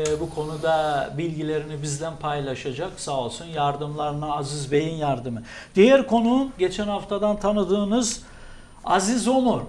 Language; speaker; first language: Turkish; native; Turkish